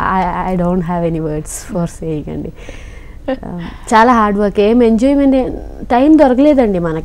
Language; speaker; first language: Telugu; non-native, learner; Malayalam